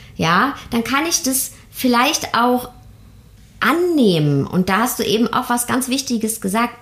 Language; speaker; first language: German; early bilingual, other home language; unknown